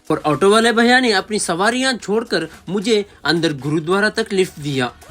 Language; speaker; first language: Hindi; non-native, local second language; Kannada